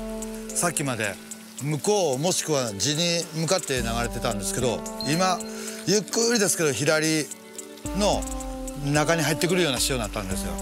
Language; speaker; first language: Japanese; native; Japanese